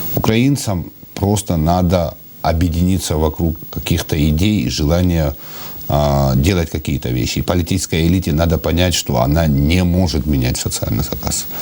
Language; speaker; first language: Russian; non-native, local second language; Georgian